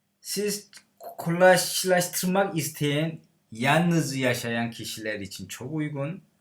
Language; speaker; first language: Turkish; non-native, learner; Korean